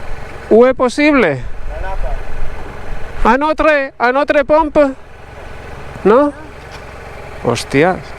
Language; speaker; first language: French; non-native, learner; Spanish